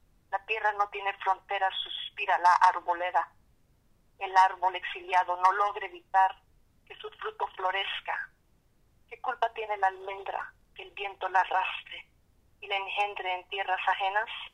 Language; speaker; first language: Spanish; early bilingual, heritage; Spanish